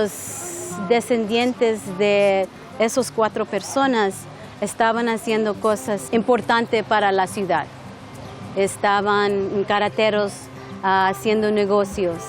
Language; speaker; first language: Spanish; non-native, learner; English